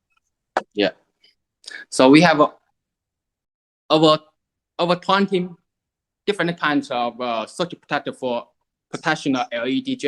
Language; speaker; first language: English; non-native, learner; Chinese